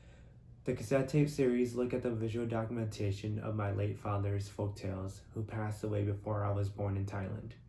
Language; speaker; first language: English; early bilingual, other home language; Hmong